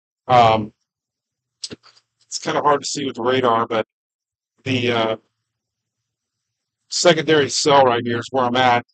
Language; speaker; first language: English; native; English